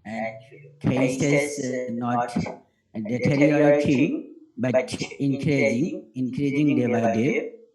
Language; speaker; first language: English; non-native, learner; Bangla